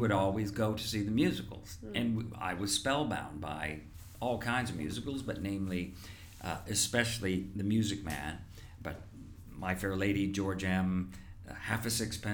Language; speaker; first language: English; native; English